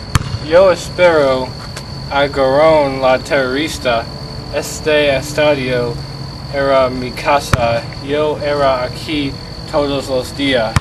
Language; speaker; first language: Spanish; non-native, learner; English